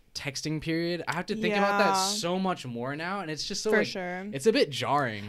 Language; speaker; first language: English; non-native, local second language; Cantonese